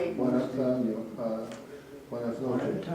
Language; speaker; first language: Spanish; non-native, learner; English